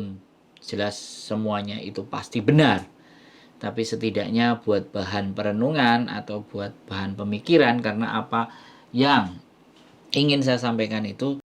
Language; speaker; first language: Indonesian; non-native, local second language; Javanese